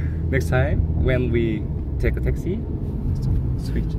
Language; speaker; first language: English; non-native, learner; Korean